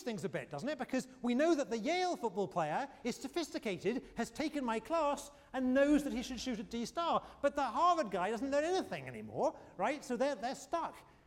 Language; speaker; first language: English; native; English